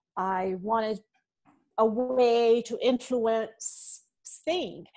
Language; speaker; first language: English; non-native, fluent; Persian